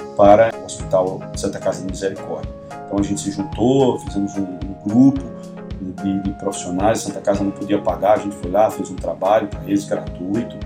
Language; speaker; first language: Portuguese; native; Portuguese